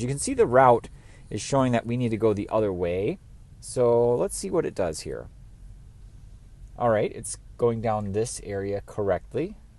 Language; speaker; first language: English; native; English